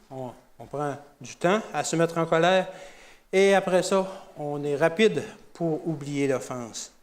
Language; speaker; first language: French; native; French